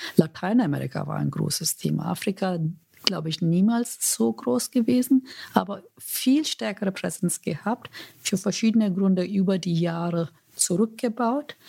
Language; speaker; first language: German; non-native, fluent; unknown